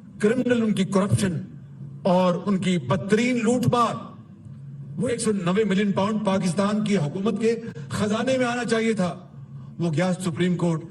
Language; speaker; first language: Urdu; non-native, local second language; Punjabi